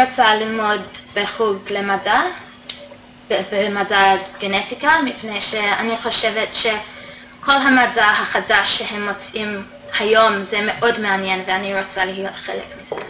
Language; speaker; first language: Hebrew; non-native, fluent; English